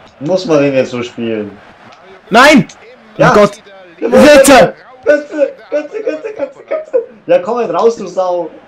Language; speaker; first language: German; native; German